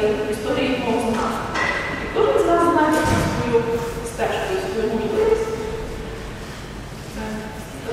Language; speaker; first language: Ukrainian; native; Ukrainian